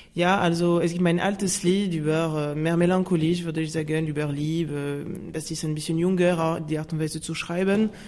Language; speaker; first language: German; non-native, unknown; French